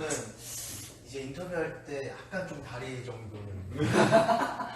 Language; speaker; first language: Korean; native; Korean